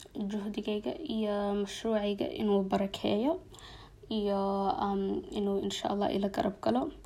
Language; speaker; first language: Arabic; non-native, learner; Somali